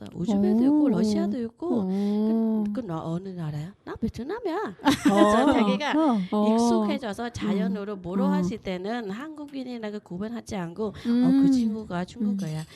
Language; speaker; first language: Korean; non-native, learner; Vietnamese